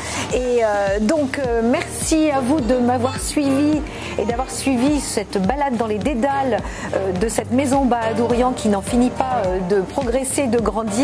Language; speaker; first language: French; native; French